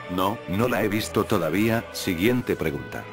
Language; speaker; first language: Spanish; native; Spanish